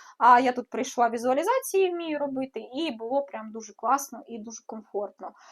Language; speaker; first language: Ukrainian; non-native, local second language; Russian